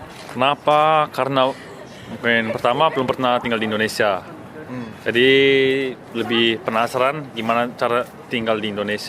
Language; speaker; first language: Indonesian; early bilingual, heritage; Indonesian